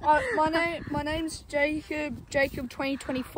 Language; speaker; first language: English; native; English